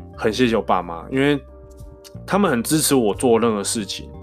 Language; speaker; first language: Chinese; non-native, local second language; Min Nan Chinese